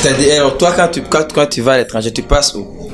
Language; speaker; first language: French; non-native, local second language; Rundi